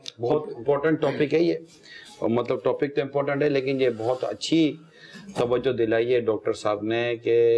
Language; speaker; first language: Urdu; native; Urdu